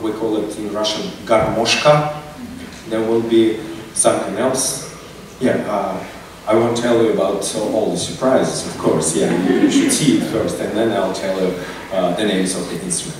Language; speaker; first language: English; non-native, fluent; Russian